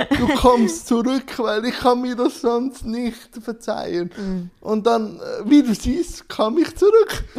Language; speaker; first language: German; native; German